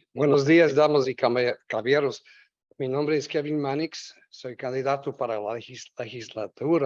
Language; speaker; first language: Spanish; non-native, learner; English